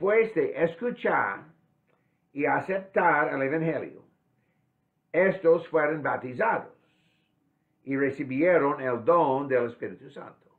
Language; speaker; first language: Spanish; non-native, fluent; English